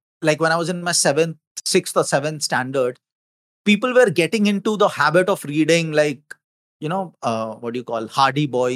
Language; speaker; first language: English; non-native, local second language; Hindi